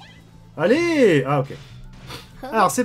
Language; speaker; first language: French; native; French